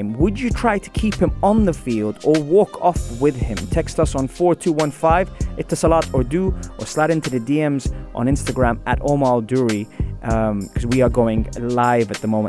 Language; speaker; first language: English; native; English